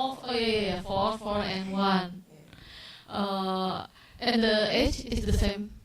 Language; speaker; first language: English; non-native, learner; Indonesian